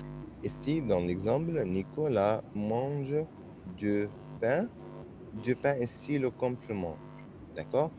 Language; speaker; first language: French; non-native, fluent; Arabic